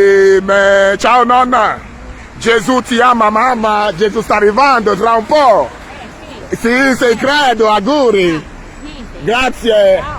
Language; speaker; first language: Italian; non-native, learner; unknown